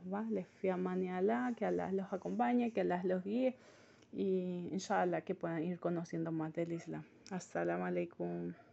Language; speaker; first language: Spanish; native; Spanish